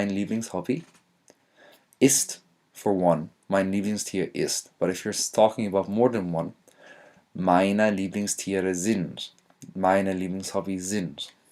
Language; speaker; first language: German; non-native, fluent; English